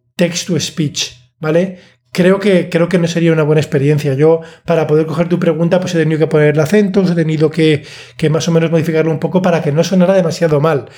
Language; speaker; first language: Spanish; native; Spanish